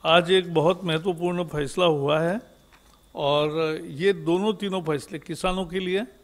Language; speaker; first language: Hindi; non-native, local second language; Marathi